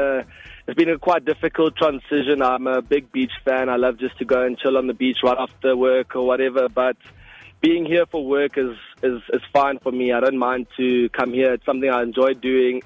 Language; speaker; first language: English; non-native, local second language; Afrikaans